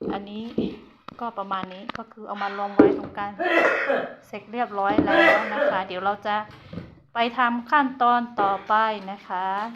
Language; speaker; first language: Thai; non-native, local second language; Hmong